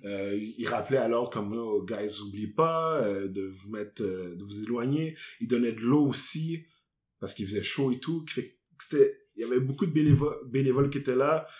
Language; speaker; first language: French; native; French